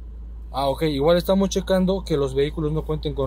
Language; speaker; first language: Spanish; native; Spanish